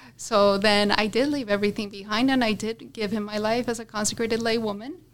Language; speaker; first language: English; non-native, fluent; Spanish